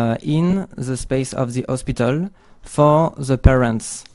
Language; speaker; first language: English; non-native, learner; French